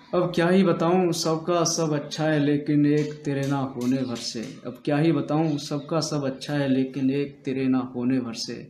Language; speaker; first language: Hindi; native; Hindi